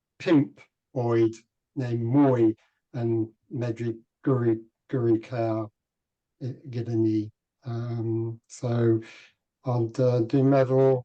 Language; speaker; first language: Welsh; non-native, learner; English